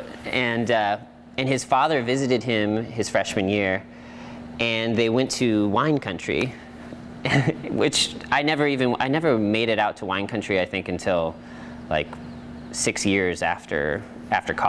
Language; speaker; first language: English; native; English